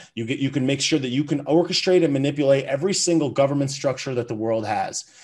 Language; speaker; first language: English; native; English